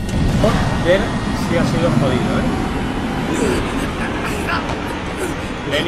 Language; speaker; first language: Spanish; native; Spanish